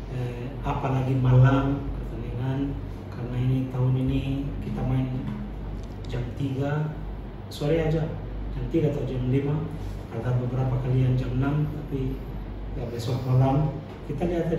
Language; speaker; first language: Indonesian; non-native, fluent; Portuguese